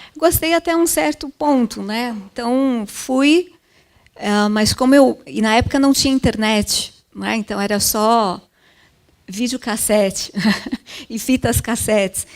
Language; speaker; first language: Portuguese; early bilingual, other home language; Japanese